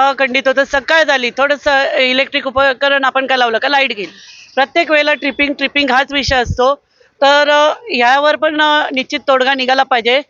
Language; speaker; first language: Marathi; native; Marathi